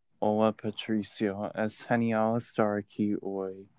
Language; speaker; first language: Spanish; non-native, learner; English